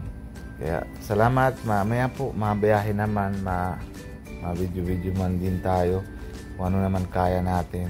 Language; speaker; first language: Filipino; non-native, learner; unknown